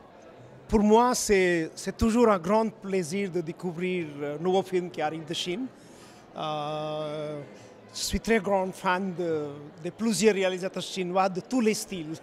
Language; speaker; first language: French; non-native, fluent; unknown